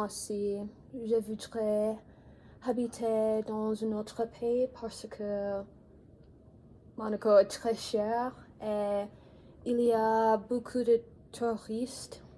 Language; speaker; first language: French; non-native, learner; English